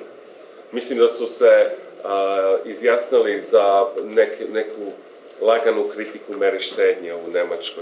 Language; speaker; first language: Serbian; non-native, fluent; English